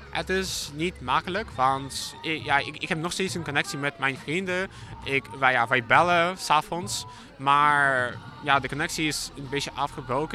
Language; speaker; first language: Dutch; non-native, learner; Ukrainian